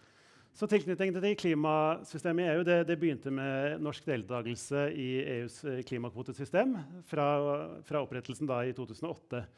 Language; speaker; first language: Norwegian; native; Norwegian